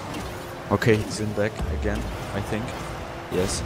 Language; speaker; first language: English; non-native, learner; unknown